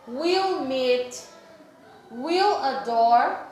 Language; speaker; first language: English; non-native, fluent; Portuguese